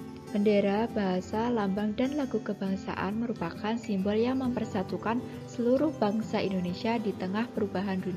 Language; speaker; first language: Indonesian; native; Indonesian